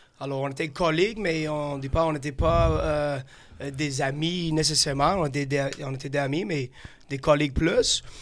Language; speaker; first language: French; non-native, fluent; English